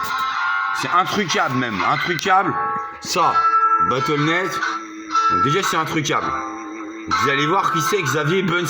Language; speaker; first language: French; native; French